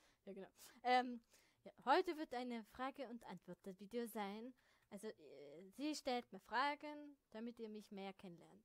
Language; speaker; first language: German; native; German